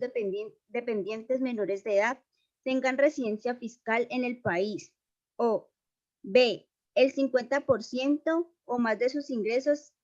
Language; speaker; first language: Spanish; native; Spanish